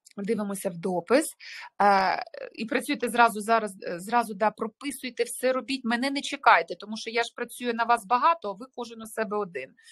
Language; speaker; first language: Ukrainian; non-native, local second language; Russian